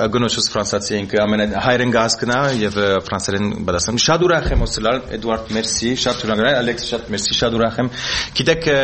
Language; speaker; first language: Armenian; early bilingual, heritage; Armenian